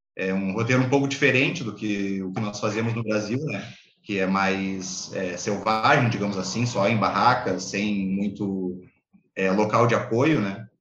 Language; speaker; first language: Portuguese; native; Portuguese